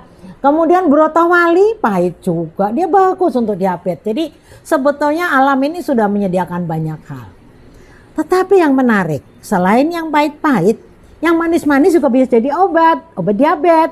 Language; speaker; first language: Indonesian; native; Indonesian